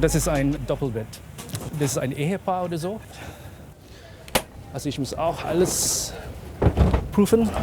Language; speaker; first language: German; non-native, fluent; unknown